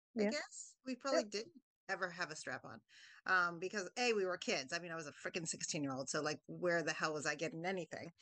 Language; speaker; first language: English; native; English